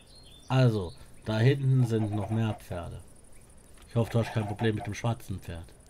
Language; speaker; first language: German; native; German